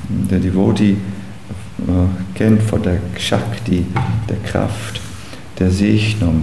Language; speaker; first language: German; native; German